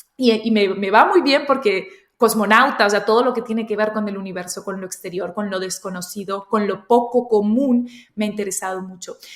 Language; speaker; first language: Spanish; native; Spanish